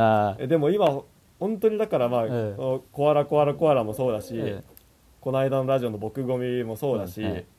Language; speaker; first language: Japanese; native; Japanese